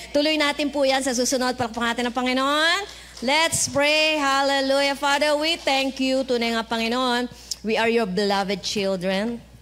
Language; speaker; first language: Filipino; native; Filipino